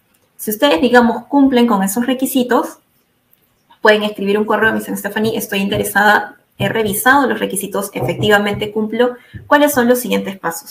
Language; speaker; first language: Spanish; native; Spanish